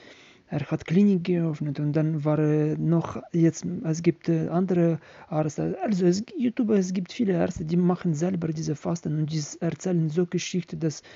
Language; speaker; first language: German; non-native, learner; Ukrainian